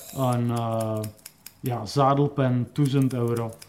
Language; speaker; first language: Dutch; non-native, fluent; Czech